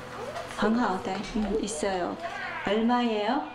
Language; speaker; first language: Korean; non-native, fluent; Chinese